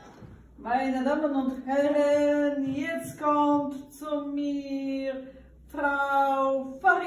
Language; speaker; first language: German; non-native, learner; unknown